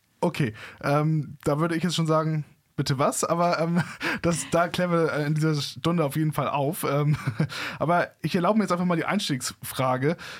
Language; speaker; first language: German; native; German